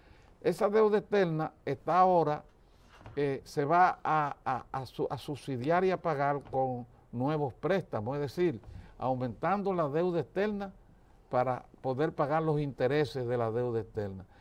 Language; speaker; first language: Spanish; native; Spanish